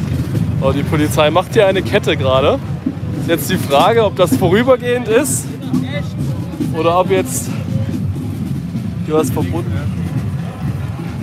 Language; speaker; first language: German; native; German